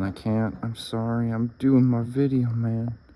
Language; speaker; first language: English; native; English